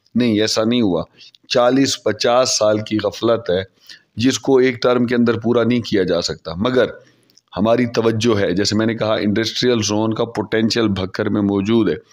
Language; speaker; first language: Urdu; non-native, local second language; Saraiki